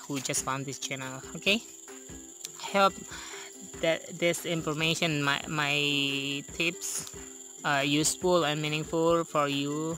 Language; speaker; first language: English; non-native, learner; Indonesian